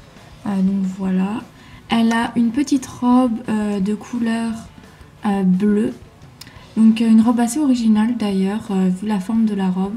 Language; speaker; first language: French; native; French